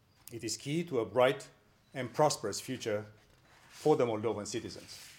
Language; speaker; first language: English; non-native, fluent; Romanian